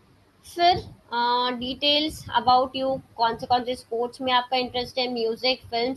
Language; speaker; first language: Hindi; native; Hindi